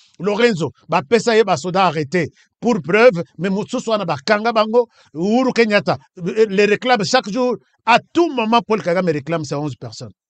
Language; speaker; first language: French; non-native, local second language; Lingala